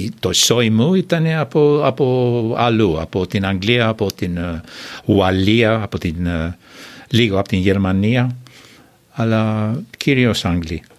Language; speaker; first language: Greek; non-native, fluent; English